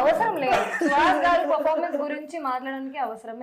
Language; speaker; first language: Telugu; non-native, local second language; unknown